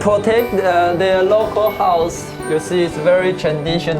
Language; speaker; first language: English; non-native, learner; Chinese